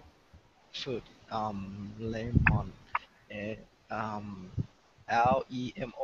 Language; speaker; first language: English; non-native, learner; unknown